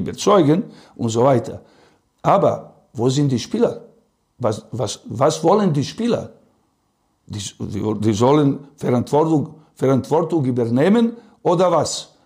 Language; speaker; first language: German; non-native, learner; Serbian